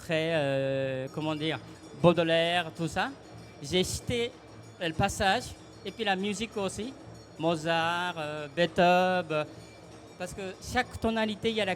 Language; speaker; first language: French; non-native, fluent; Japanese